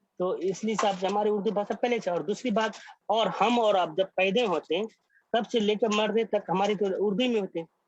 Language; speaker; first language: Hindi; non-native, local second language; Maithili